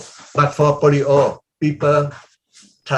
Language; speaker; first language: English; non-native, learner; Thai